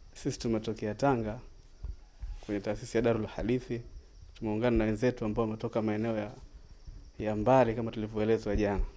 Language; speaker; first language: Swahili; native; Swahili